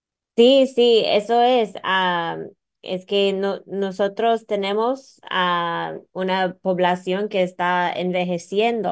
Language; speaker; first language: Spanish; non-native, fluent; English